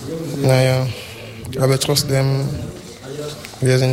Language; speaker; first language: German; non-native, learner; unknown